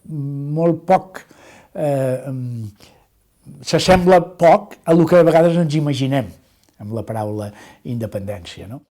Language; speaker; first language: Catalan; native; Catalan